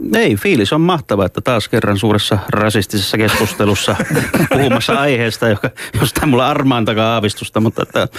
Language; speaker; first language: Finnish; early bilingual, other home language; Persian